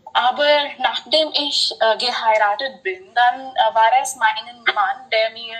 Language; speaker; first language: German; non-native, fluent; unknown